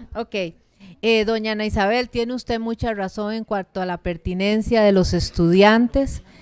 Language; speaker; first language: Spanish; native; Spanish